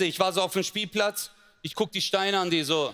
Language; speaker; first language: German; early bilingual, other home language; Turkish